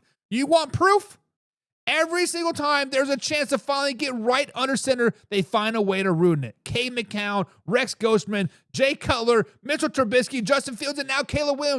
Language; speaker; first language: English; native; English